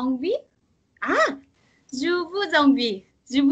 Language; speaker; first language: French; non-native, learner; Korean